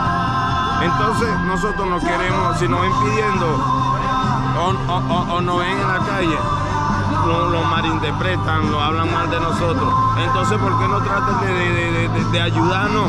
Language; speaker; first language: Spanish; native; Spanish